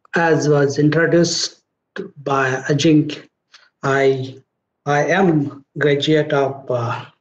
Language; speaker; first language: English; non-native, local second language; Marathi